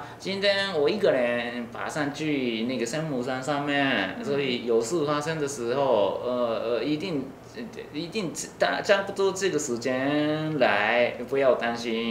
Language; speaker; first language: Chinese; non-native, learner; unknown